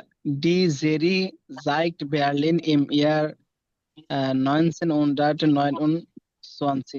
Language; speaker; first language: German; non-native, learner; Bangla